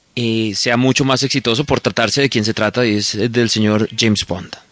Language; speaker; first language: Spanish; native; Spanish